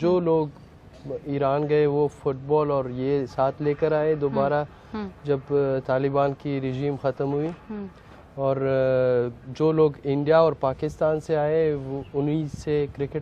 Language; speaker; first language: Hindi; non-native, fluent; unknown